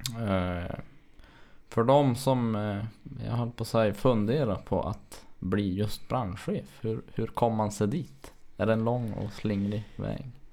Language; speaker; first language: Swedish; native; Swedish